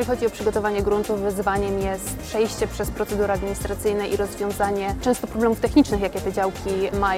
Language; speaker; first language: Polish; native; Polish